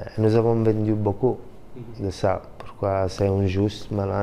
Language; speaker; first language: French; non-native, learner; Italian